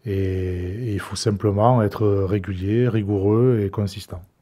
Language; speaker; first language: French; native; French